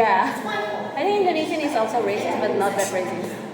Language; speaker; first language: English; non-native, learner; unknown